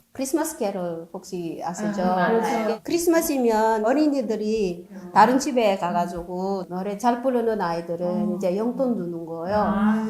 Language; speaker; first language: Korean; non-native, fluent; Filipino